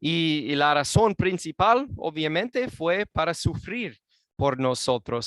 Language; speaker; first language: Spanish; non-native, fluent; English